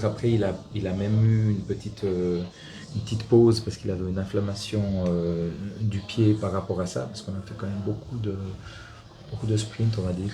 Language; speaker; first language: French; native; French